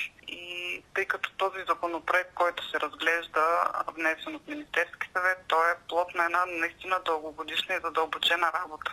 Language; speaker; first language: Bulgarian; native; Bulgarian